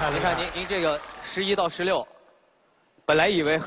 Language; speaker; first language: Chinese; native; Chinese